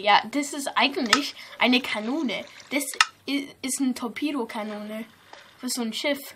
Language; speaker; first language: German; non-native, fluent; English